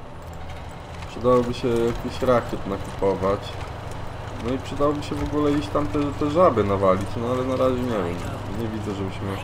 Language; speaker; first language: Polish; native; Polish